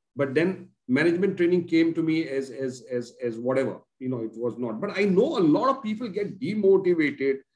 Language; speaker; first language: English; non-native, local second language; Konkani